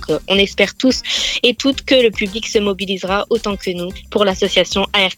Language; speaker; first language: French; native; French